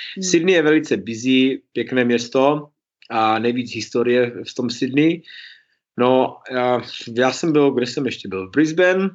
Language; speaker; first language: Czech; early bilingual, heritage; Czech